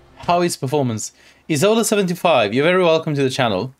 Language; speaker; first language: English; non-native, fluent; Swedish